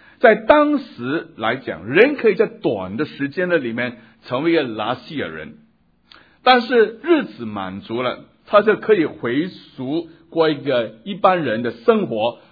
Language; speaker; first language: Chinese; non-native, local second language; Cantonese